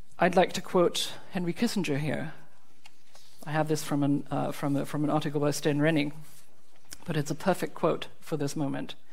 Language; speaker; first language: English; non-native, fluent; German